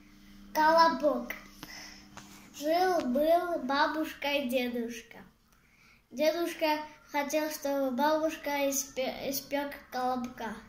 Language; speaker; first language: Russian; non-native, learner; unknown